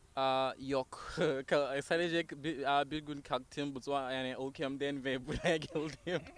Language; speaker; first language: Turkish; non-native, learner; Tswana